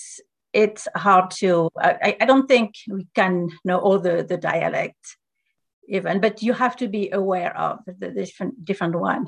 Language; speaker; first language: English; non-native, fluent; French